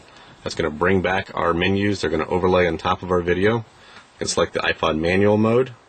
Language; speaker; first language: English; native; English